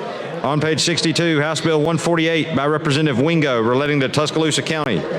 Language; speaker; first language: English; native; English